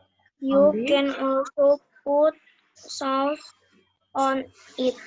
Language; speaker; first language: English; non-native, learner; Indonesian